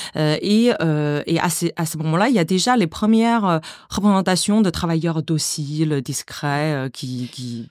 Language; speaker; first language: French; non-native, fluent; Chinese